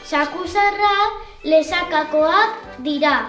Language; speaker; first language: Basque; non-native, local second language; Spanish